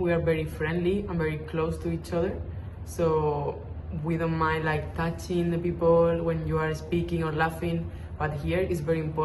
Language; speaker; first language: English; non-native, fluent; Spanish